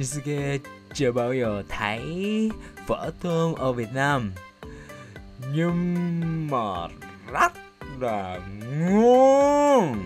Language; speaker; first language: Vietnamese; non-native, learner; Japanese